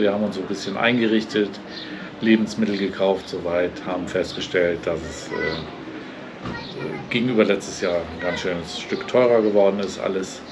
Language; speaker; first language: German; native; German